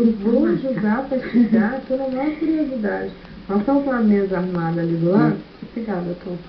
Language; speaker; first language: Portuguese; native; Portuguese